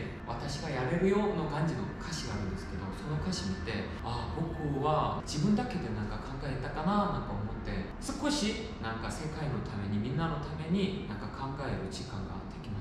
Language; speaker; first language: Japanese; non-native, fluent; Korean